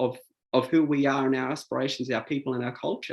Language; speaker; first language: English; native; English